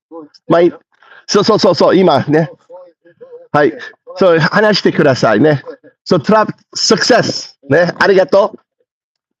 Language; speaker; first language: Japanese; non-native, learner; English